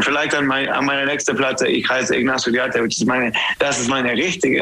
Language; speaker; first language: German; non-native, fluent; English